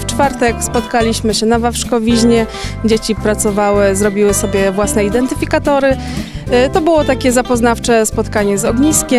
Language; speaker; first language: Polish; native; Polish